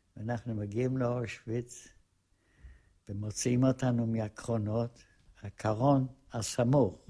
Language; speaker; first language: Hebrew; non-native, fluent; Polish